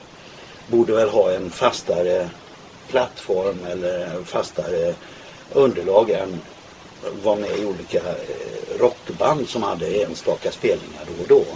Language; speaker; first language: Swedish; native; Swedish